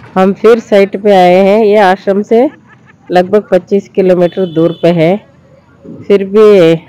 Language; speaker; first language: Hindi; non-native, local second language; Kannada